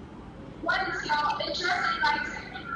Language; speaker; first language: English; non-native, learner; Vietnamese